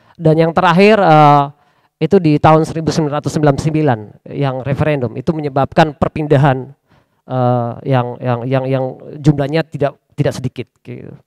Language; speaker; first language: Indonesian; native; Indonesian